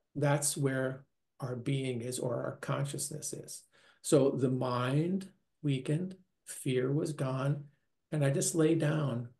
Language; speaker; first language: English; native; English